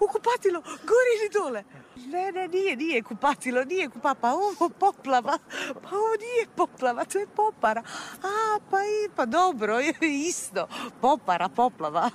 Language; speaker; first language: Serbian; non-native, fluent; Italian